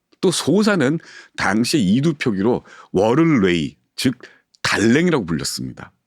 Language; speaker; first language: Korean; native; Korean